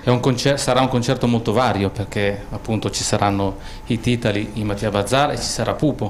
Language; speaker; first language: Italian; native; Italian